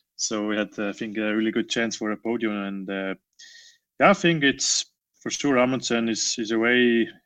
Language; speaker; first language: English; non-native, learner; Romansh